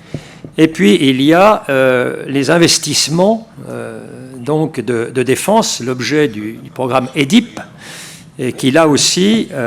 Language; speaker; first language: French; native; French